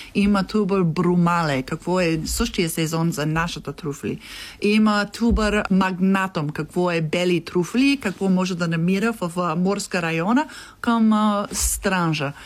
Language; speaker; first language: Bulgarian; non-native, learner; English